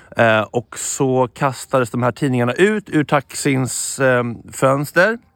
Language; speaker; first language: Swedish; native; Swedish